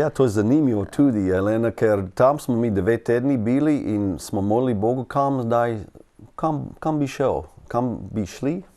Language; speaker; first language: Slovenian; non-native, learner; English